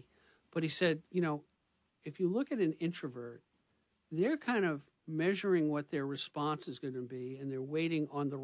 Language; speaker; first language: English; native; English